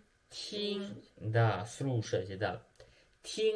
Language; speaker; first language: Russian; non-native, learner; Chinese